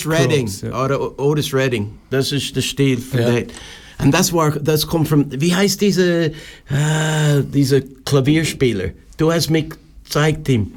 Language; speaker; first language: German; non-native, learner; English